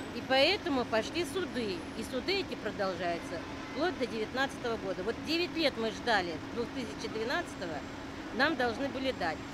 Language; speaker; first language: Russian; native; Russian